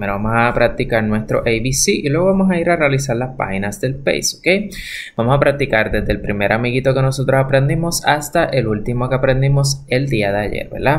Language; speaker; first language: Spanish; native; Spanish